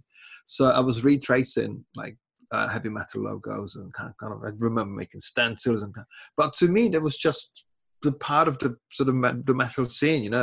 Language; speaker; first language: English; non-native, fluent; Czech